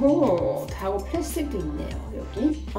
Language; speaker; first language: Korean; non-native, fluent; Dutch